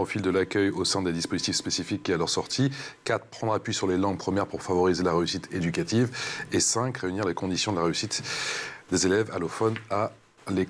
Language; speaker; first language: French; native; French